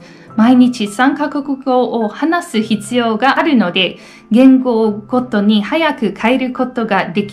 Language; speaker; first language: Japanese; non-native, fluent; English